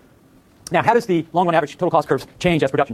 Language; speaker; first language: English; native; English